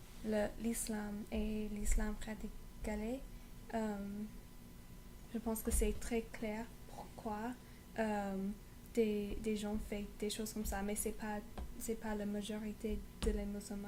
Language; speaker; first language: French; non-native, learner; English